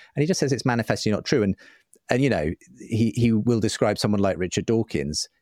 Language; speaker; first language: English; native; English